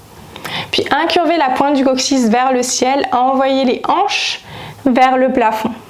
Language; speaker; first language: French; native; French